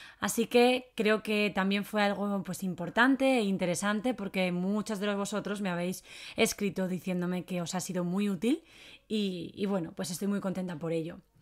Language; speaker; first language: Spanish; native; Spanish